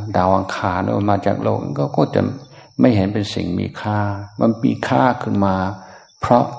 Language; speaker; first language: Thai; non-native, fluent; English